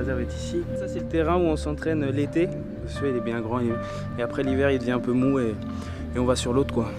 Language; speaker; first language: French; native; French